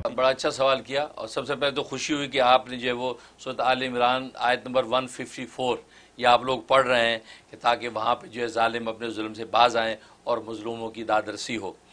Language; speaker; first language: Urdu; native; Urdu